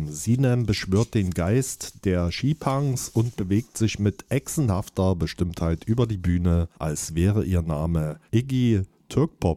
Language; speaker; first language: German; native; German